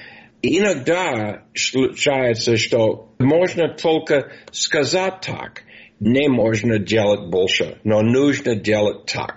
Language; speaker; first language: Russian; non-native, fluent; English